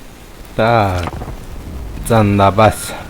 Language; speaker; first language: Basque; native; Basque